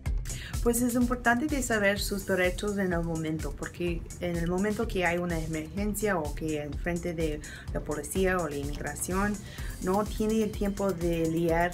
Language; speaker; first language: Spanish; non-native, learner; English